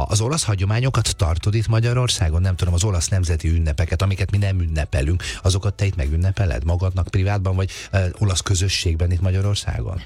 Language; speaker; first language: Hungarian; native; Hungarian